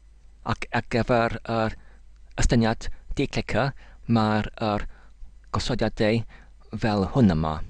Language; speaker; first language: Welsh; non-native, learner; English